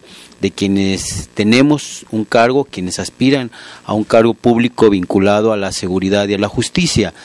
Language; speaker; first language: Spanish; native; Spanish